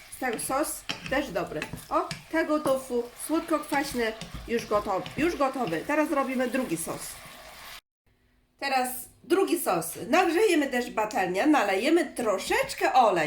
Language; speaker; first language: Polish; non-native, learner; Chinese